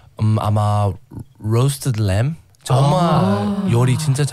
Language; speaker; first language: Korean; non-native, learner; English